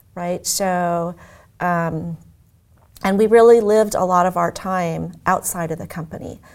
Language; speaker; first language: English; native; English